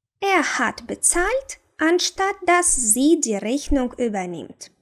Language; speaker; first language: German; non-native, fluent; Ukrainian